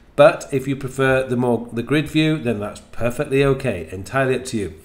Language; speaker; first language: English; native; English